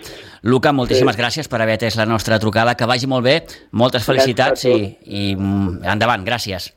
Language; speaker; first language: Catalan; native; Catalan